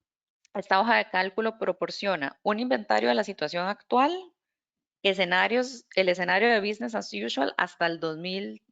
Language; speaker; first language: Spanish; native; Spanish